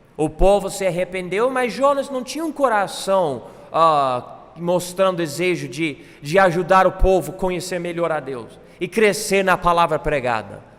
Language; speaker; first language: Portuguese; non-native, fluent; English